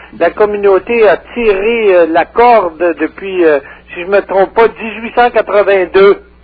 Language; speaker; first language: French; native; French